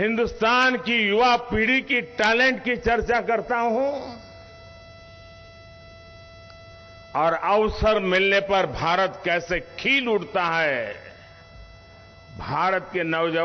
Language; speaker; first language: Hindi; native; Hindi